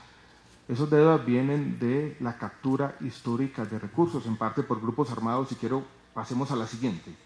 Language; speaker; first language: Spanish; native; Spanish